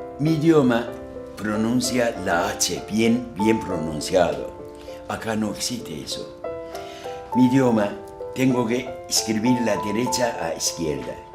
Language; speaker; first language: Spanish; non-native, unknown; Azerbaijani